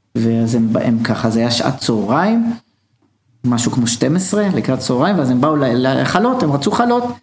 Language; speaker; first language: Hebrew; native; Hebrew